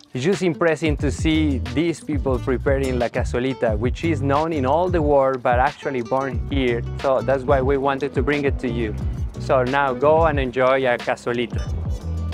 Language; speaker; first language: English; non-native, fluent; Spanish